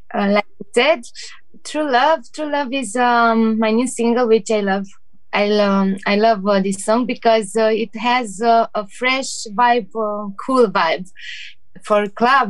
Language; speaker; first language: English; non-native, learner; Romanian